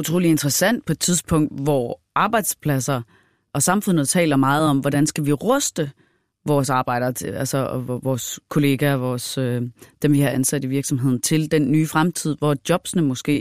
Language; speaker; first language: Danish; native; Danish